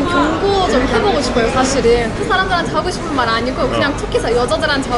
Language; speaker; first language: Korean; non-native, fluent; Turkish